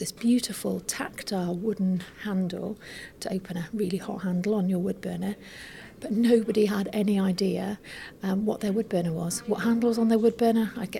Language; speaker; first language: English; native; English